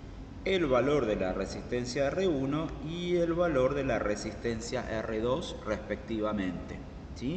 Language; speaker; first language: Spanish; native; Spanish